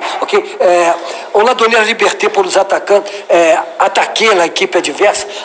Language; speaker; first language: French; non-native, learner; Portuguese